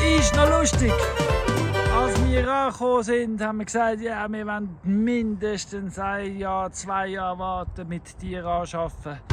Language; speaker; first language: German; non-native, fluent; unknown